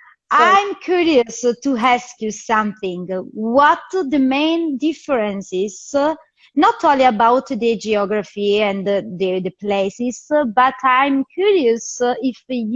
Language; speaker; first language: English; non-native, fluent; Italian